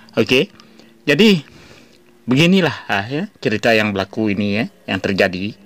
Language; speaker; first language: Malay; non-native, local second language; Iban